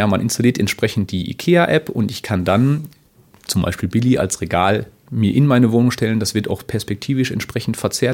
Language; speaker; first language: German; native; German